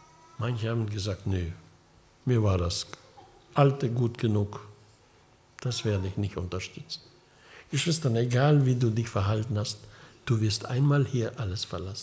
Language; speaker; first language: German; early bilingual, heritage; German